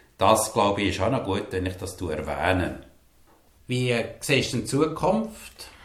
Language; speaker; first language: German; native; German